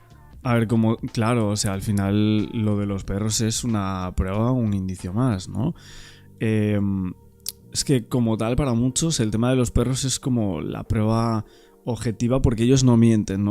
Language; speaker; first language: Spanish; native; Spanish